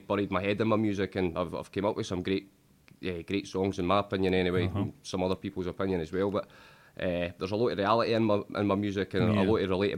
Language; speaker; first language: English; native; English